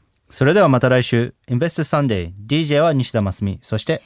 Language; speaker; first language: Japanese; native; Japanese